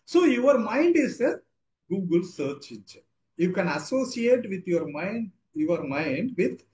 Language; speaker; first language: English; non-native, local second language; Tamil